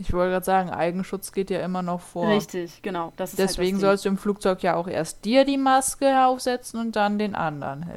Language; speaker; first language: German; native; German